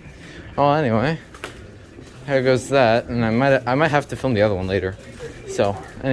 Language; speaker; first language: English; native; English